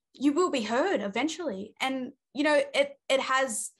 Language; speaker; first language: English; native; English